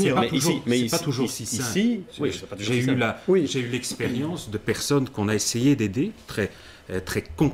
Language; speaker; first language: French; native; French